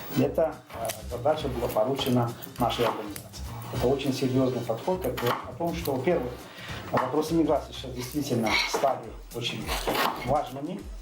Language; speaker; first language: Russian; non-native, local second language; Azerbaijani